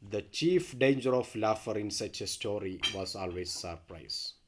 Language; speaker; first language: English; non-native, local second language; Malayalam